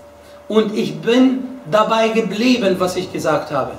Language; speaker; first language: German; non-native, fluent; Arabic